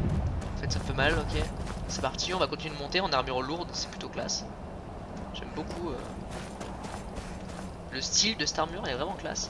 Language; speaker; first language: French; native; French